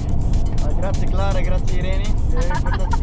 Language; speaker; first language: Italian; early bilingual, heritage; French